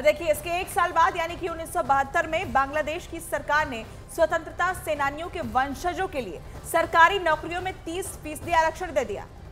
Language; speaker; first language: Hindi; native; Hindi